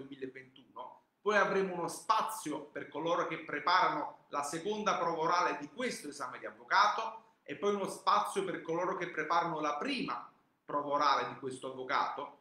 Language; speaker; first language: Italian; native; Italian